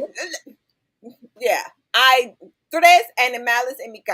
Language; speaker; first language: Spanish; non-native, learner; English